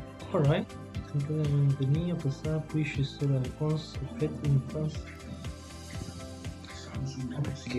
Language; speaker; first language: French; non-native, fluent; Spanish